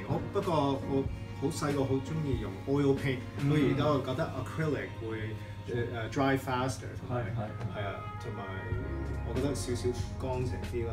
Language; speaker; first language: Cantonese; early bilingual, heritage; English